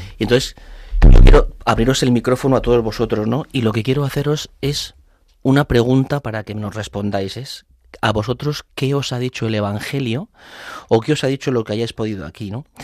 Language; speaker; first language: Spanish; native; Spanish